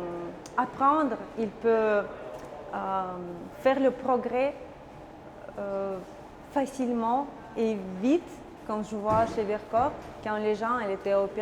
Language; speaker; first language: French; non-native, learner; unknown